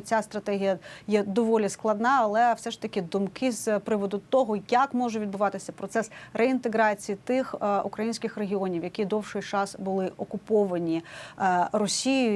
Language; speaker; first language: Ukrainian; native; Ukrainian